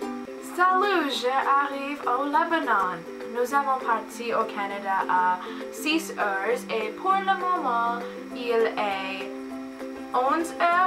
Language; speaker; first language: French; non-native, learner; English